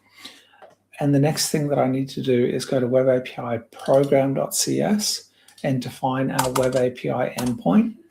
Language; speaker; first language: English; native; English